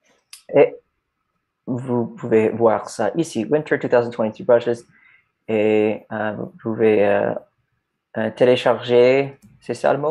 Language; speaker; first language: French; non-native, learner; English